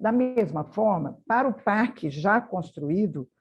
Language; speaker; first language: Portuguese; native; Portuguese